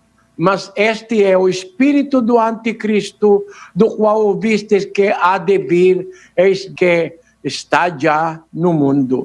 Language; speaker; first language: Portuguese; non-native, learner; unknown